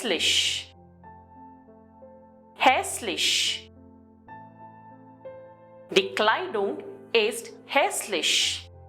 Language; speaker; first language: German; non-native, fluent; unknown